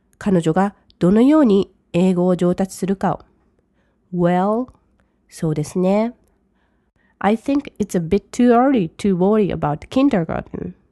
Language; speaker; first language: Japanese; native; Japanese